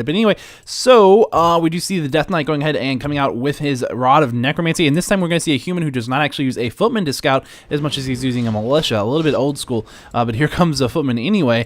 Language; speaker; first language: English; native; English